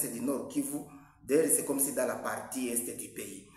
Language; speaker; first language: French; non-native, local second language; Swahili